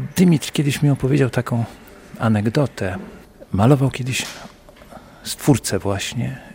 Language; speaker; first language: Polish; native; Polish